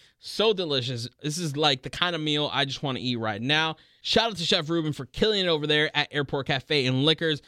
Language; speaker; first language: English; native; English